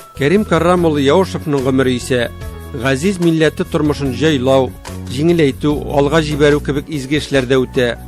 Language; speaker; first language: Tatar; native; Tatar